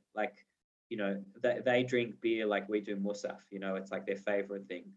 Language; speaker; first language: English; native; English